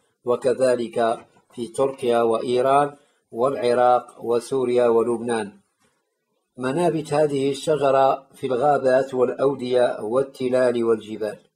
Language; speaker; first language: Arabic; native; Arabic